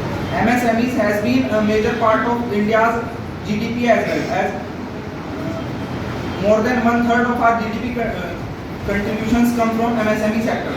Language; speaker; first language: English; non-native, local second language; Hindi